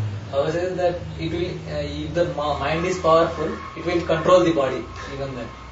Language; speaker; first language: English; non-native, local second language; Hindi